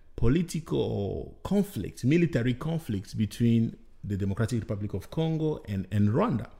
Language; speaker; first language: English; non-native, fluent; Bembe